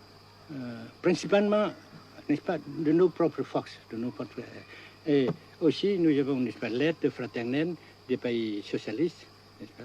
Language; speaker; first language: French; non-native, fluent; Vietnamese